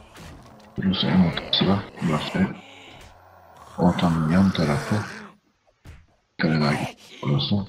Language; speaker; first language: Turkish; native; Turkish